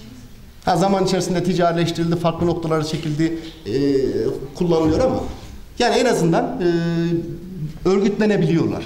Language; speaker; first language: Turkish; native; Turkish